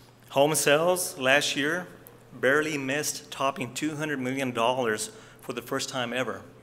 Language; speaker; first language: English; native; English